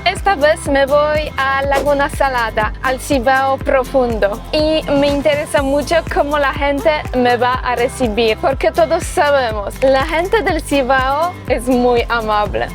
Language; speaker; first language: Spanish; non-native, fluent; Polish